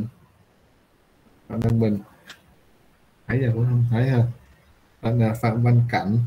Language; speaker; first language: Vietnamese; native; Vietnamese